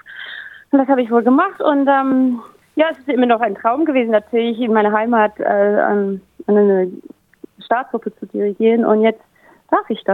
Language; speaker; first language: German; native; German